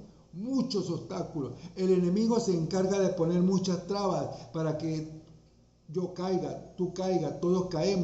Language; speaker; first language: Spanish; native; Spanish